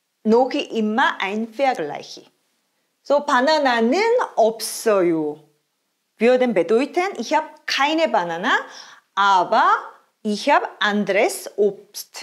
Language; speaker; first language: German; non-native, fluent; Korean